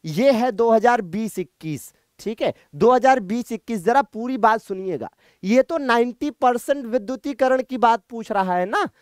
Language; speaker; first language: Hindi; native; Hindi